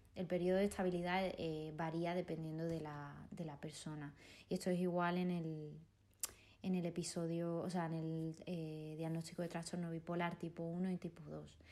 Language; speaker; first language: Spanish; native; Spanish